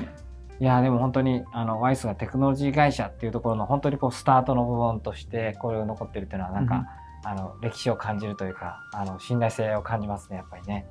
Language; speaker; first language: Japanese; native; Japanese